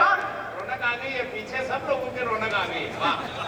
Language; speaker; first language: Hindi; native; Hindi